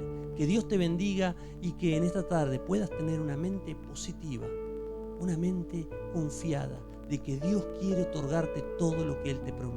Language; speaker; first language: Spanish; native; Spanish